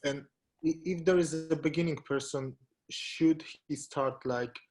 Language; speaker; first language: English; non-native, fluent; Polish